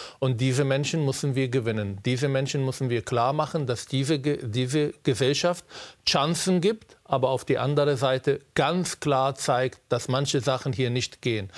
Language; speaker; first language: German; non-native, fluent; Arabic